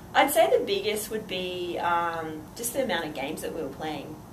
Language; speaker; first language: English; native; English